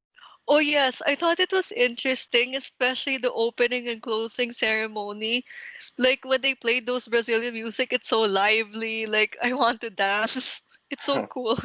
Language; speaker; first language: English; non-native, local second language; Filipino